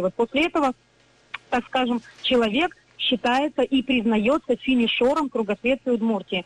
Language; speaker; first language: Russian; native; Russian